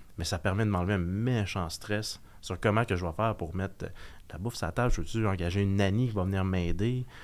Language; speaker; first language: French; native; French